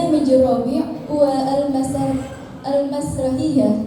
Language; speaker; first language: Arabic; non-native, learner; Indonesian